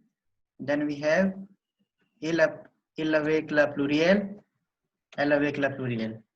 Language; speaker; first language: French; non-native, learner; Hindi